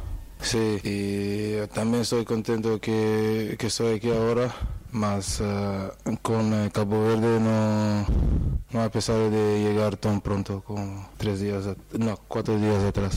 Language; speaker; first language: Spanish; non-native, learner; Portuguese